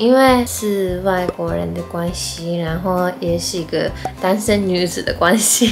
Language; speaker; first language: Chinese; non-native, fluent; Japanese